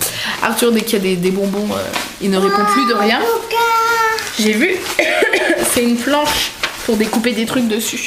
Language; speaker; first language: French; native; French